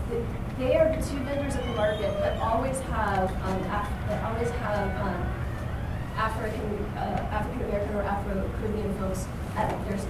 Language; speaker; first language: English; native; English